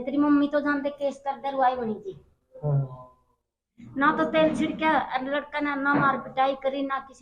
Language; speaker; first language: Hindi; non-native, local second language; Haryanvi